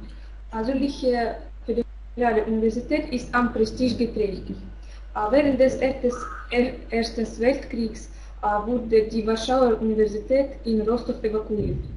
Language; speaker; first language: German; non-native, learner; Russian